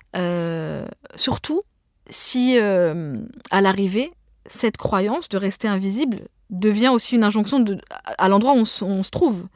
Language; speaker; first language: French; early bilingual, other home language; Arabic